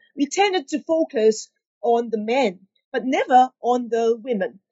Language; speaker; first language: English; non-native, local second language; Cantonese